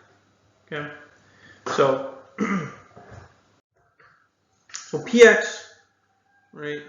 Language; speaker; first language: English; native; English